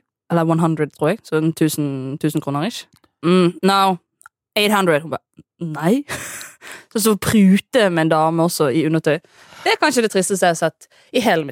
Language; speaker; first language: Norwegian; native; Norwegian